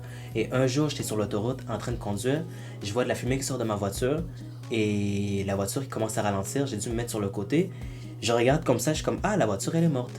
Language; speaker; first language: French; native; French